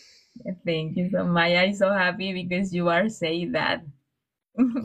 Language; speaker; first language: English; non-native, learner; Spanish